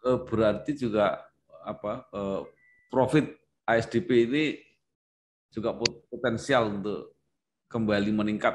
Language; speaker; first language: Indonesian; native; Indonesian